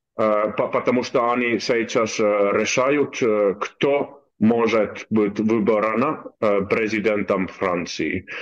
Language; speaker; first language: Russian; non-native, learner; Finnish